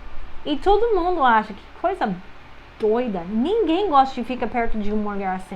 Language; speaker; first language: Portuguese; non-native, fluent; English